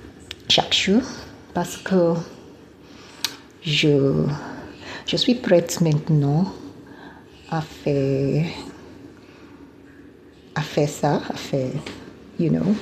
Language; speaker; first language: French; non-native, learner; English